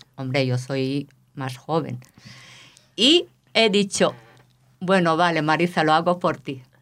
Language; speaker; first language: Spanish; native; Spanish